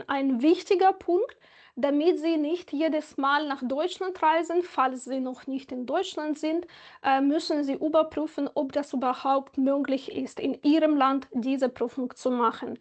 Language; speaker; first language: German; non-native, fluent; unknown